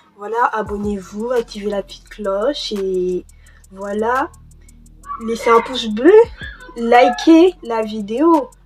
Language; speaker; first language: French; early bilingual, other home language; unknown